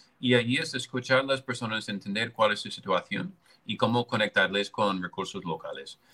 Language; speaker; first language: Spanish; non-native, fluent; English